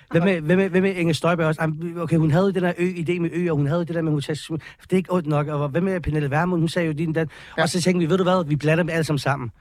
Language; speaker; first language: Danish; early bilingual, other home language; Persian